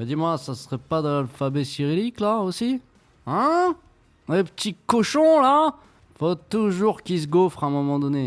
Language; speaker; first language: French; native; French